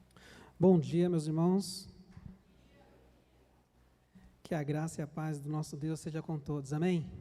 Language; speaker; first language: Portuguese; native; Portuguese